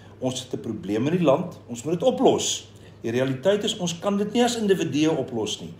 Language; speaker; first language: Afrikaans; native; Afrikaans